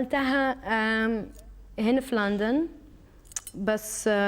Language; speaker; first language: Arabic; early bilingual, heritage; Arabic